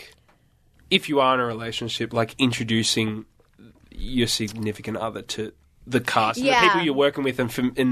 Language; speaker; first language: English; native; English